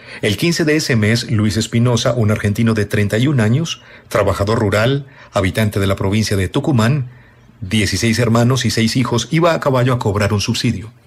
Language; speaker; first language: Spanish; native; Spanish